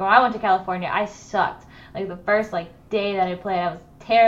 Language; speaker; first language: English; native; English